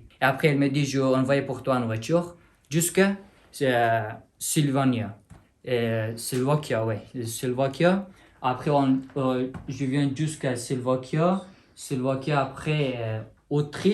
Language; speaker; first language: French; non-native, learner; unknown